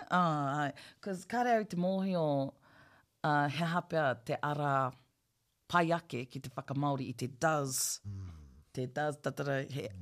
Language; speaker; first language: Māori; non-native, local second language; English